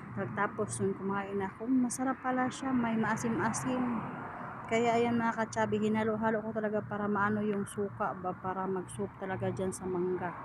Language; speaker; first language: Filipino; non-native, local second language; Iloko